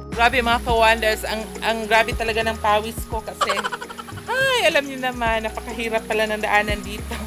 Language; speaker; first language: Filipino; non-native, local second language; Cebuano